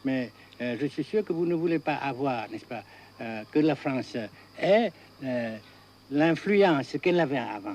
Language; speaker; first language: French; non-native, fluent; Vietnamese